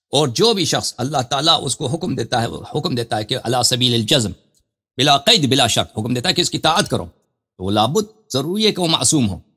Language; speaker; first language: Urdu; non-native, fluent; Persian